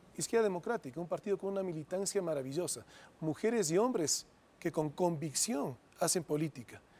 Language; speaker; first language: Spanish; native; Spanish